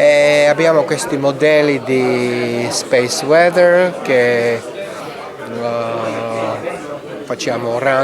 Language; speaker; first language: Italian; non-native, learner; Georgian